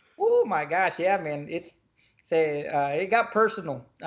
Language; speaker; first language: English; early bilingual, other home language; Spanish